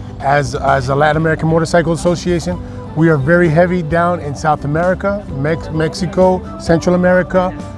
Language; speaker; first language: English; early bilingual, other home language; Spanish